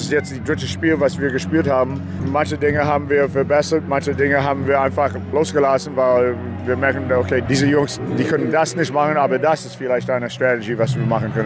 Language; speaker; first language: German; non-native, fluent; English